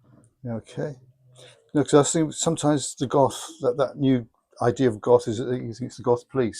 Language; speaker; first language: English; native; English